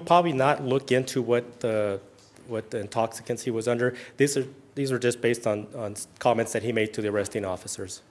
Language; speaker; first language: English; early bilingual, other home language; Spanish